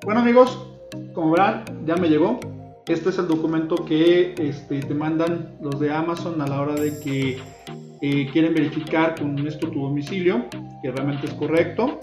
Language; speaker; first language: Spanish; native; Spanish